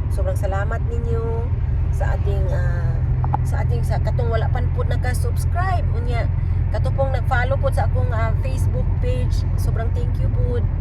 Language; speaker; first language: Filipino; non-native, local second language; Cebuano